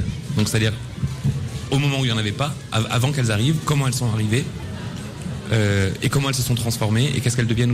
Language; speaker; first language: French; native; French